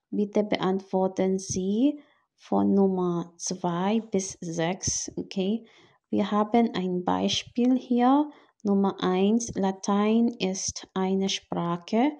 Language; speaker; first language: German; non-native, fluent; Filipino